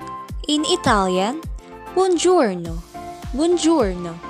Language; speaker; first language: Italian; non-native, learner; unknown